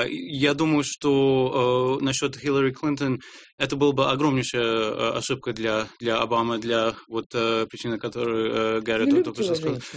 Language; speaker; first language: Russian; non-native, fluent; English